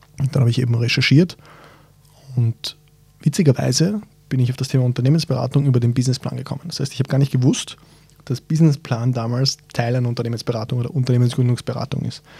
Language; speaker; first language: German; early bilingual, other home language; Bosnian